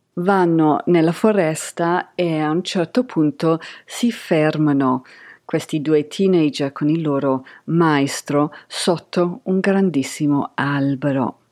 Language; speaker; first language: Italian; non-native, fluent; English